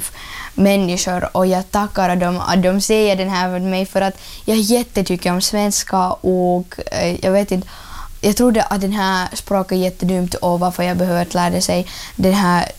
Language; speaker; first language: Swedish; non-native, learner; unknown